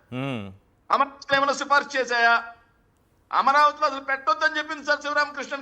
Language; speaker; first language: Telugu; native; Telugu